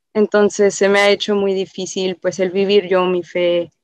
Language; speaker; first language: Spanish; native; Spanish